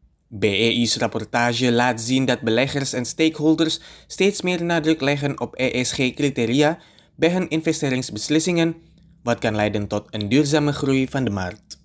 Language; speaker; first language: Dutch; non-native, fluent; Indonesian